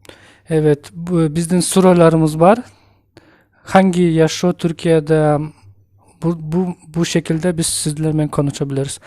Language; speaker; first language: Turkish; non-native, learner; Kyrgyz